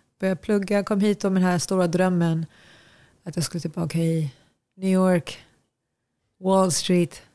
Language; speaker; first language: Swedish; early bilingual, other home language; Tigrinya